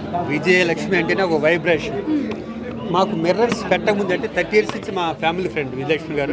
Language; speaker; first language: Telugu; native; Telugu